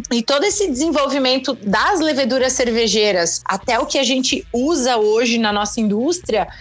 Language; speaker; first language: Portuguese; native; Portuguese